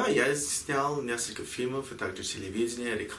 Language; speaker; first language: Russian; early bilingual, heritage; Russian